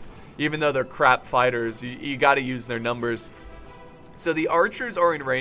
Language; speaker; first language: English; native; English